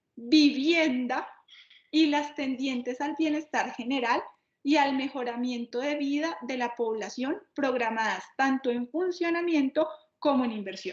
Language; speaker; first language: Spanish; native; Spanish